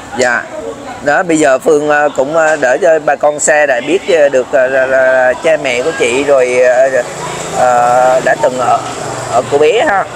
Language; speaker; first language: Vietnamese; native; Vietnamese